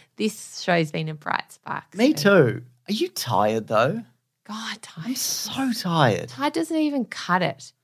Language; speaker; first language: English; native; English